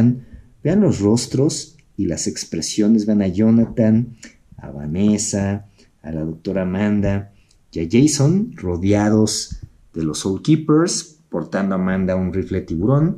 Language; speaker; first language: Spanish; native; Spanish